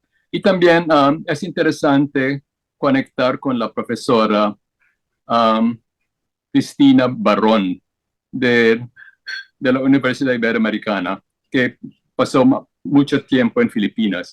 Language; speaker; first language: Spanish; non-native, fluent; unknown